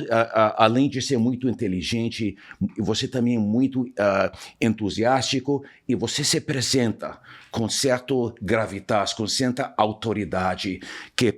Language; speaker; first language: Portuguese; non-native, fluent; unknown